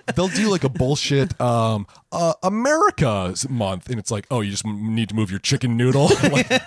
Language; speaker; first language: English; native; English